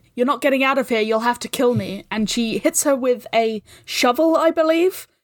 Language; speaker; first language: English; native; English